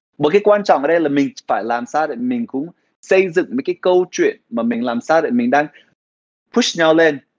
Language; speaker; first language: Vietnamese; early bilingual, heritage; Vietnamese